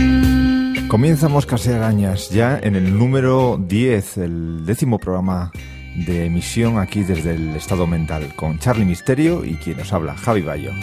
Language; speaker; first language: Spanish; native; Spanish